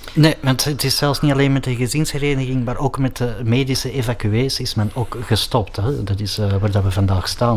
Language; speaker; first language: Dutch; native; Dutch